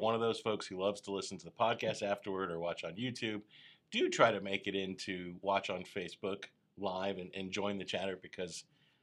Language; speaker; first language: English; native; English